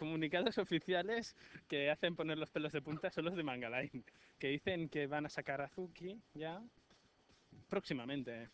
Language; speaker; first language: Spanish; native; Spanish